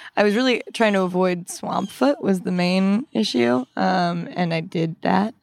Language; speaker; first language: English; native; English